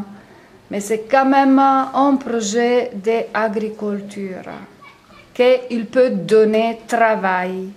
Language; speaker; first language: French; non-native, learner; Italian